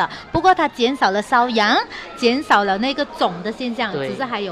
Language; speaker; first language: Chinese; native; Chinese